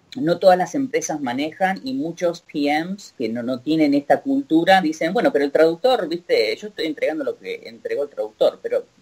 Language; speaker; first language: Spanish; native; Spanish